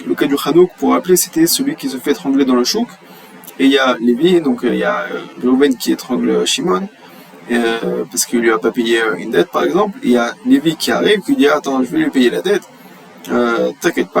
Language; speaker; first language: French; native; French